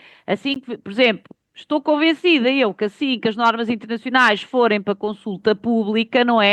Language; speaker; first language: Portuguese; native; Portuguese